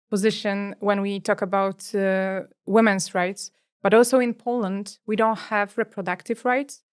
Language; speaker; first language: English; non-native, fluent; Polish